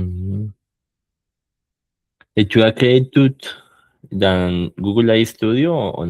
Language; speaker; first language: French; non-native, learner; Spanish